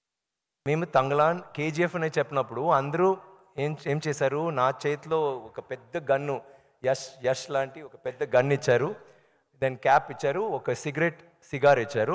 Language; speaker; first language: Telugu; non-native, learner; Tamil